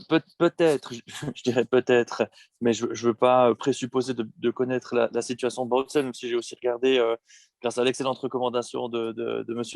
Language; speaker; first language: French; native; French